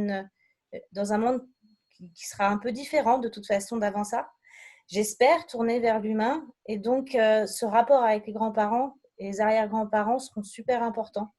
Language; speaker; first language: French; native; French